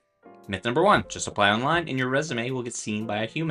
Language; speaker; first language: English; native; English